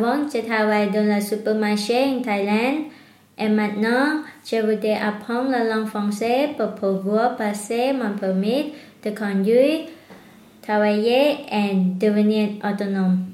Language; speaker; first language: French; non-native, learner; Thai